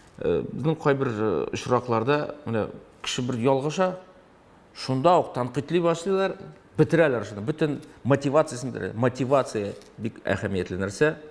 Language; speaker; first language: Tatar; non-native, local second language; Russian